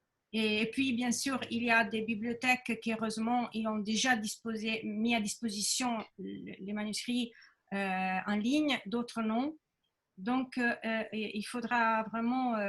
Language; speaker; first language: French; non-native, fluent; Italian